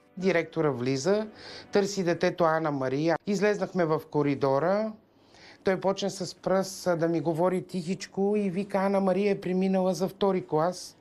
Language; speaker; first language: Bulgarian; native; Bulgarian